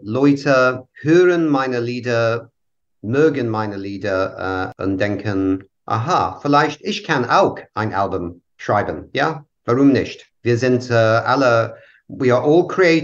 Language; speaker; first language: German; non-native, learner; English